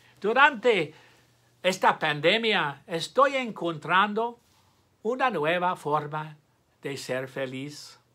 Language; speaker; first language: Spanish; non-native, fluent; English